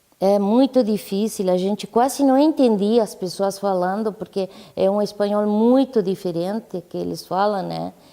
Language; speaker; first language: Portuguese; non-native, fluent; Spanish